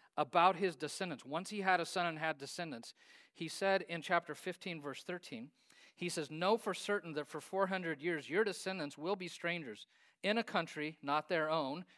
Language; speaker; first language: English; native; English